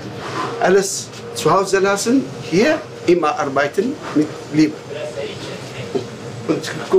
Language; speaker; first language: German; non-native, learner; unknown